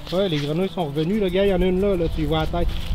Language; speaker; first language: French; native; French